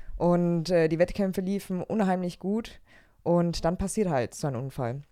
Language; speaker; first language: German; native; German